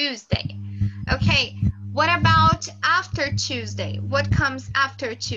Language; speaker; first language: English; non-native, fluent; Portuguese